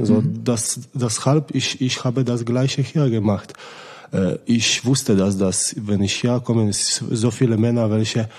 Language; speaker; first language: German; non-native, learner; Polish